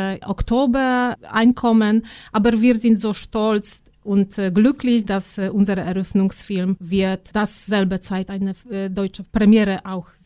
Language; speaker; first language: German; non-native, fluent; Polish